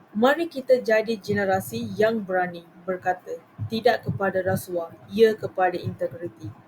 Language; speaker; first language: Malay; non-native, local second language; Tamil